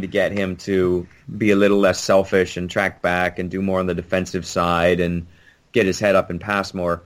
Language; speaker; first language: English; native; English